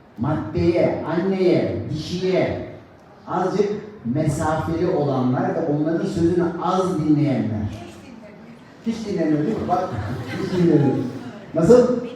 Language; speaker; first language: Turkish; native; Turkish